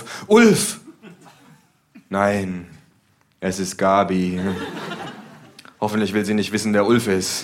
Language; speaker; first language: German; native; German